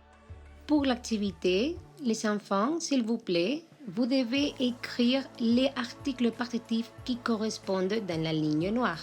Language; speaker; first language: French; non-native, learner; Spanish